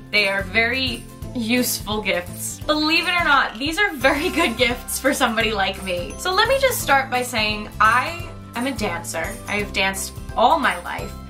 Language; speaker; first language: English; native; English